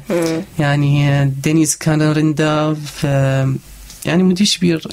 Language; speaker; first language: Turkish; non-native, learner; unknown